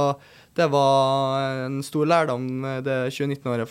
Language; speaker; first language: Norwegian; native; Norwegian